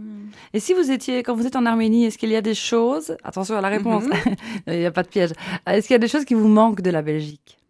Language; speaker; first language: French; native; French